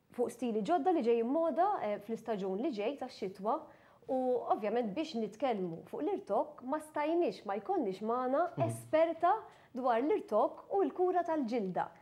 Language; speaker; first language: Maltese; native; Maltese